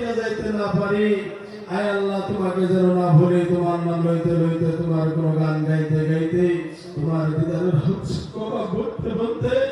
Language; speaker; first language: Bangla; native; Bangla